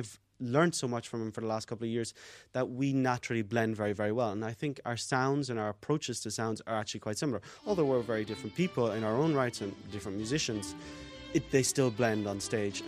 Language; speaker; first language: English; native; English